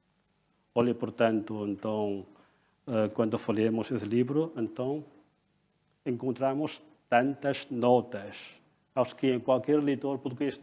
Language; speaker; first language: Portuguese; non-native, fluent; Chinese